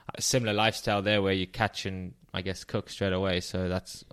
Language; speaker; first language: English; native; English